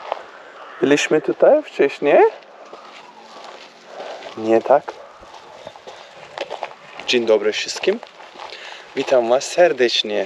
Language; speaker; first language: Polish; non-native, learner; Turkish